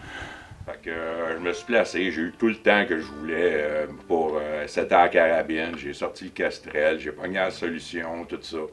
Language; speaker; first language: French; native; French